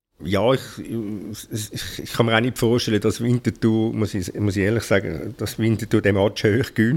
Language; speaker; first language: German; native; German